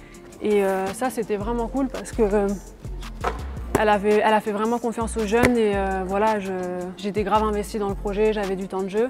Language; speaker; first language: French; native; French